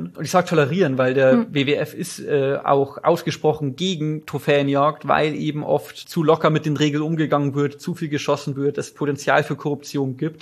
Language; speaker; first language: German; native; German